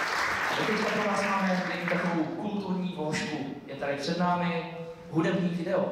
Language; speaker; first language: Czech; native; Czech